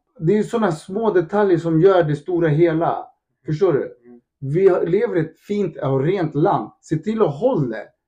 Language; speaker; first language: Swedish; early bilingual, other home language; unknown